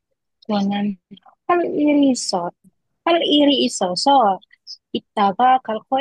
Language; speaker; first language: Korean; non-native, learner; Indonesian